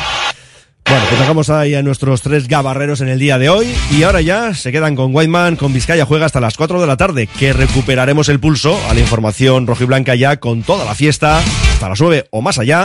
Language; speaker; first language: Spanish; native; Spanish